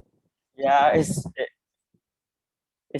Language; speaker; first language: English; non-native, learner; Vietnamese